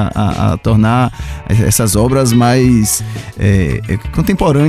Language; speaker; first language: Portuguese; native; Portuguese